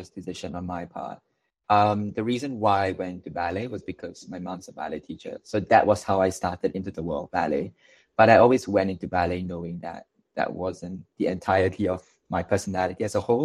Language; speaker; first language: English; non-native, local second language; Chinese